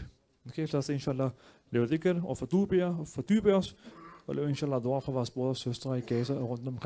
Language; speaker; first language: Danish; early bilingual, other home language; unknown